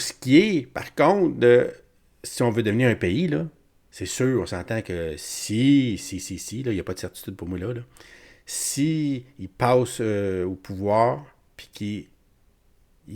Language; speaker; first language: French; native; French